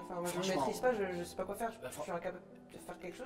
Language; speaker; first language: French; native; French